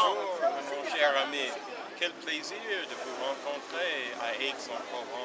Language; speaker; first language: French; non-native, learner; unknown